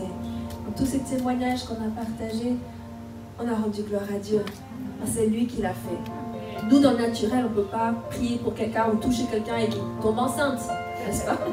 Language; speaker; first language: French; native; French